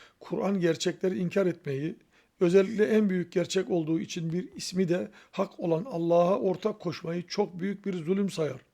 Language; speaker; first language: Turkish; native; Turkish